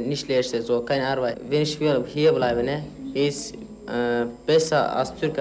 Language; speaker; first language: German; non-native, learner; Turkish